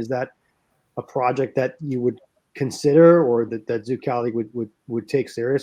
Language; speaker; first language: English; native; English